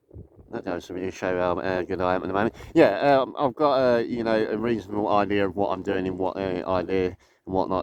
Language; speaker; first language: English; native; English